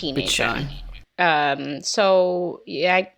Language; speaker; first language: Danish; non-native, learner; English